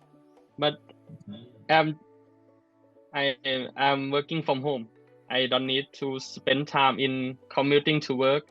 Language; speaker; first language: English; non-native, learner; Thai